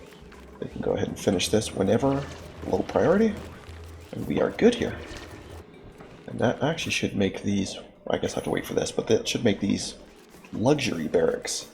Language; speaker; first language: English; native; English